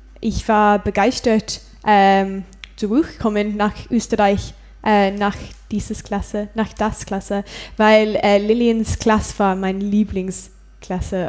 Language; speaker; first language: German; non-native, learner; English